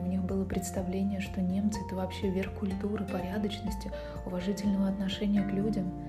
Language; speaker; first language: Russian; native; Russian